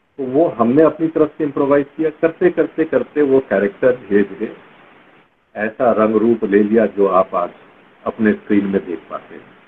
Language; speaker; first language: Hindi; native; Hindi